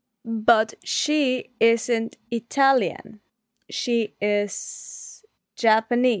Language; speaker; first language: English; non-native, learner; Spanish